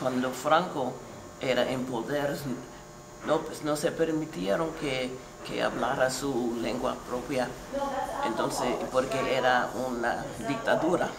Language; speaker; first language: Spanish; non-native, fluent; English